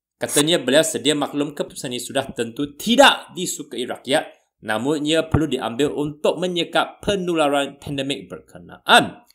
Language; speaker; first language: Malay; non-native, local second language; Chinese